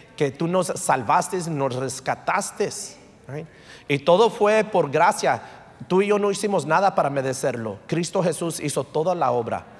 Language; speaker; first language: Spanish; early bilingual, heritage; Spanish